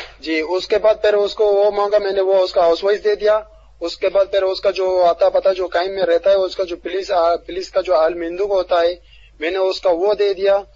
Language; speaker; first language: Urdu; non-native, local second language; Baluchi